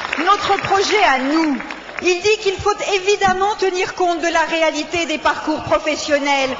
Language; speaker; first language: French; native; French